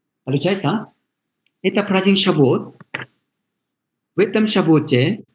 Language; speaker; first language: Russian; non-native, learner; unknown